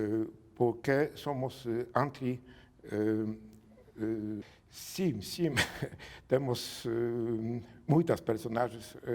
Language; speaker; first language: Portuguese; non-native, learner; Polish